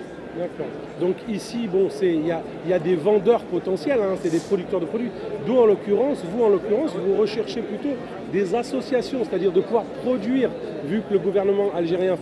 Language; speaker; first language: French; native; French